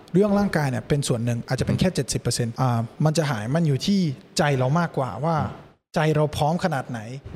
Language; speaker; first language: Thai; early bilingual, other home language; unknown